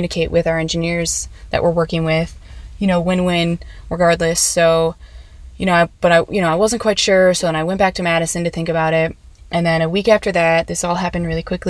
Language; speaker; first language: English; native; English